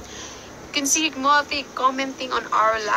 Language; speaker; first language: English; non-native, local second language; Filipino